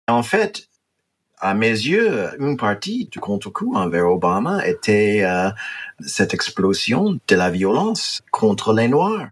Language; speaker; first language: French; non-native, fluent; English